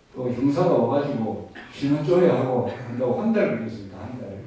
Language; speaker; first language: Korean; native; Korean